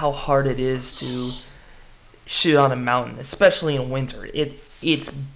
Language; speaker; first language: English; native; English